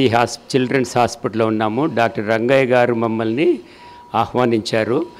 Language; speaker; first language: Telugu; native; Telugu